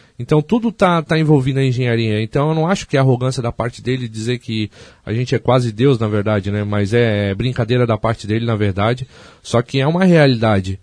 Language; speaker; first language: Portuguese; native; Portuguese